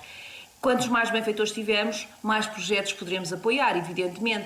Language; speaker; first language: Portuguese; native; Portuguese